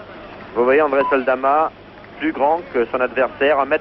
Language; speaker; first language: French; native; French